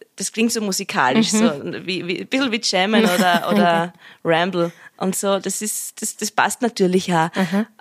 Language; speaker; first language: German; native; German